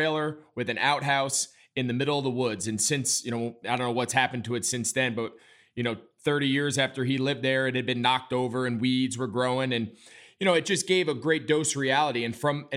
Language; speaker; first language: English; native; English